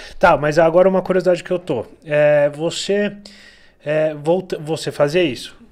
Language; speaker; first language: Portuguese; native; Portuguese